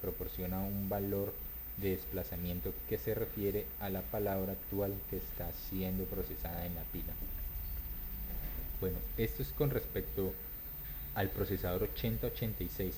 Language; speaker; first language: Spanish; native; Spanish